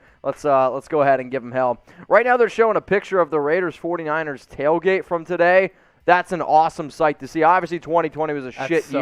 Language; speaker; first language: English; native; English